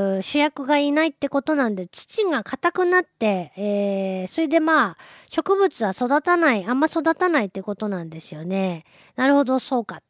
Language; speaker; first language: Japanese; native; Japanese